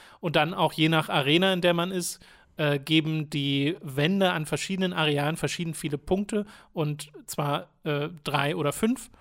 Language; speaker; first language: German; native; German